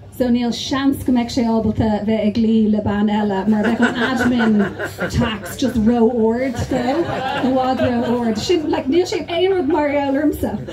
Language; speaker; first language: Irish; non-native, local second language; English